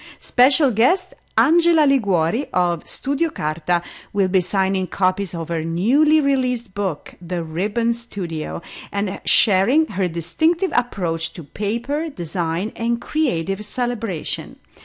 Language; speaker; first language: English; non-native, fluent; Italian